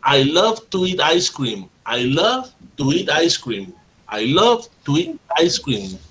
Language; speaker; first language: English; non-native, fluent; Spanish